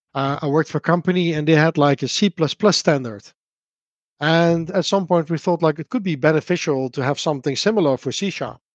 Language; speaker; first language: English; non-native, fluent; Dutch